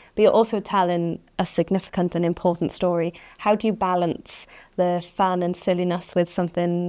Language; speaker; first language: English; native; English